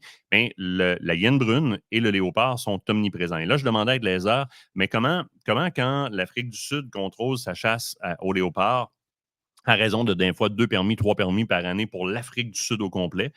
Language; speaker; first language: French; native; French